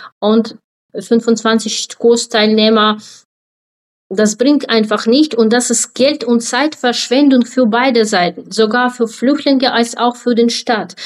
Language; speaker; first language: German; non-native, fluent; Ukrainian